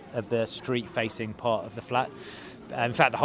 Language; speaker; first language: English; native; English